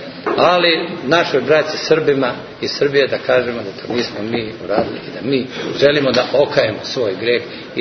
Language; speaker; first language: Serbian; native; Serbian